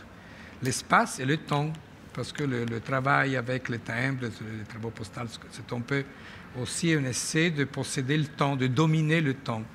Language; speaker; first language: French; non-native, fluent; Italian